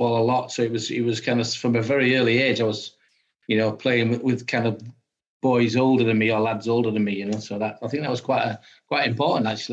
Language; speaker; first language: English; native; English